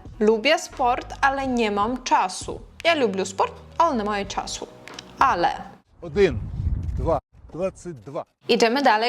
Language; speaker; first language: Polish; non-native, fluent; Ukrainian